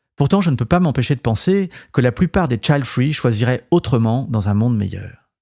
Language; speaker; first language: French; native; French